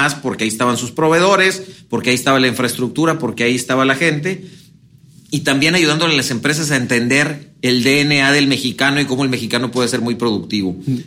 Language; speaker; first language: Spanish; native; Spanish